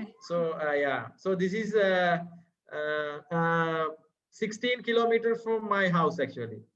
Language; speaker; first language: English; non-native, fluent; Sinhala